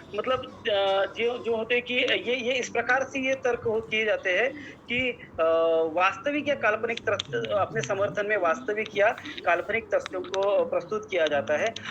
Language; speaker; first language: Hindi; non-native, local second language; Marathi